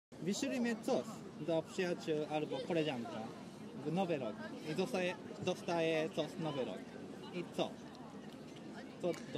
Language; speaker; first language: Polish; non-native, learner; Japanese